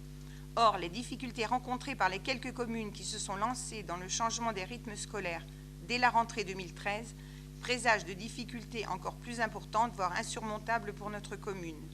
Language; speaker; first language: French; native; French